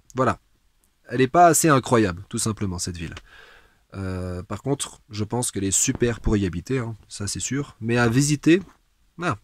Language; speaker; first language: French; native; French